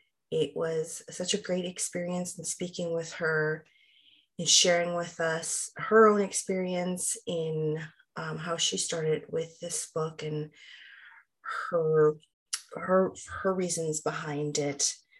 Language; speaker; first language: English; early bilingual, other home language; Spanish